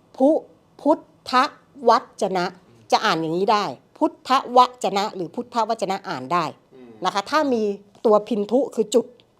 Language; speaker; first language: Thai; native; Thai